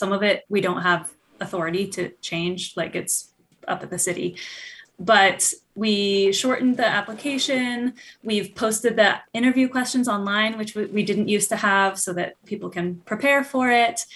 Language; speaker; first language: English; native; English